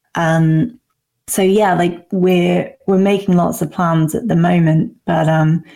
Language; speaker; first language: English; native; English